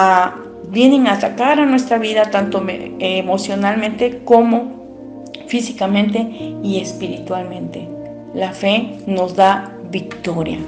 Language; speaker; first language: Spanish; native; Spanish